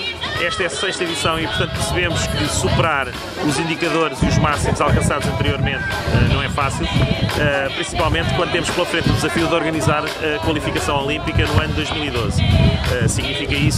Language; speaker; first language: Portuguese; native; Portuguese